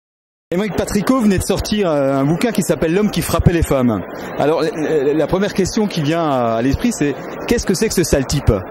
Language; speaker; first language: French; native; French